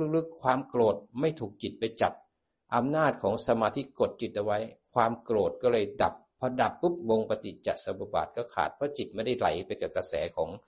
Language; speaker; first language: Thai; native; Thai